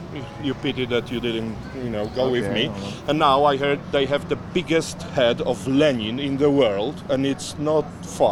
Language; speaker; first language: English; non-native, fluent; Polish